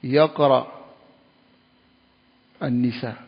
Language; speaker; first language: Arabic; non-native, fluent; French